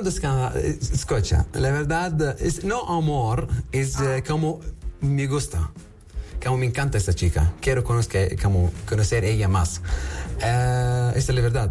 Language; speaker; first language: Spanish; non-native, learner; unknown